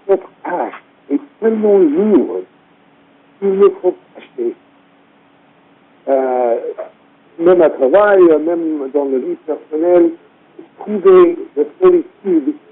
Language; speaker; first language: French; non-native, fluent; English